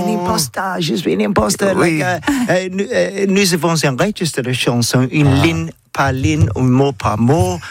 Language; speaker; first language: French; non-native, learner; English